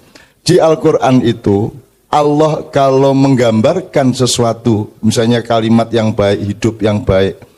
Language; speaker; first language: Indonesian; native; Indonesian